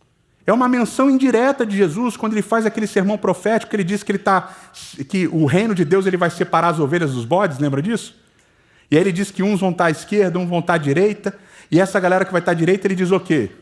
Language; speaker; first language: Portuguese; native; Portuguese